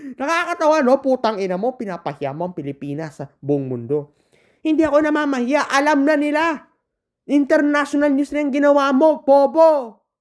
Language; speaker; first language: Filipino; non-native, local second language; Iloko